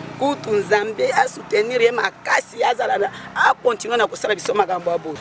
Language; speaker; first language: Lingala; non-native, local second language; Luba-Lulua